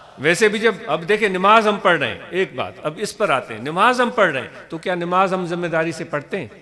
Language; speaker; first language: Urdu; non-native, local second language; Sindhi